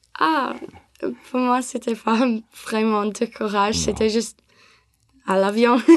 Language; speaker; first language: French; non-native, learner; English